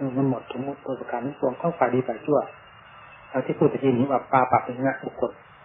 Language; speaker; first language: Thai; native; Thai